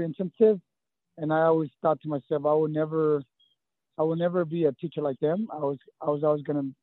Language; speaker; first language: English; early bilingual, other home language; Spanish